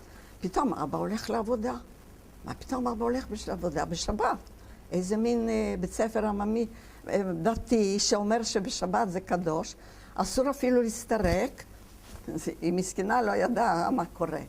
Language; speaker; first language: Hebrew; non-native, fluent; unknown